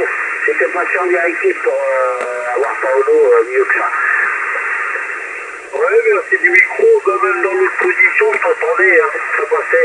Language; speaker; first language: French; native; French